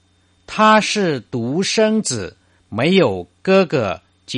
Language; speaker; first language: Chinese; non-native, fluent; Thai